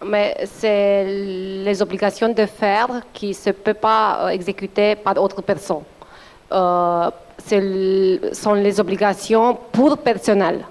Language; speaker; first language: French; non-native, fluent; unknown